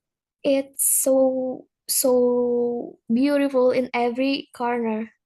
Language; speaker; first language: English; non-native, learner; Indonesian